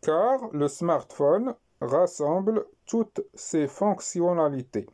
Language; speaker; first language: French; non-native, local second language; Arabic